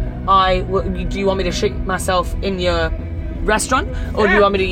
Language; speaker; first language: English; native; English